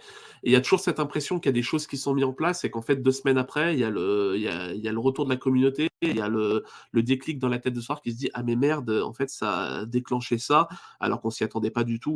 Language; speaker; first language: French; native; French